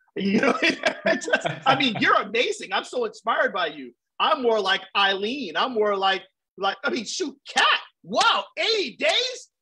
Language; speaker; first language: English; native; English